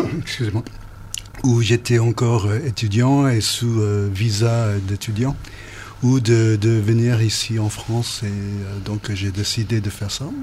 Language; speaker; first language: French; non-native, fluent; Japanese